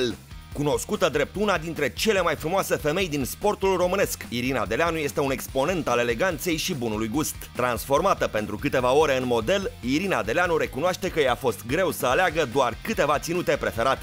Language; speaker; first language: Romanian; native; Romanian